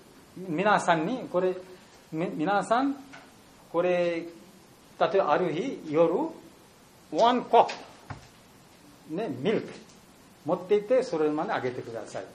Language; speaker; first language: Japanese; non-native, learner; Bangla